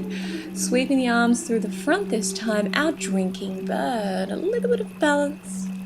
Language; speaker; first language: English; native; English